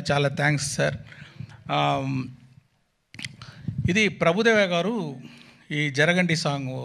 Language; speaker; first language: Telugu; non-native, local second language; Tamil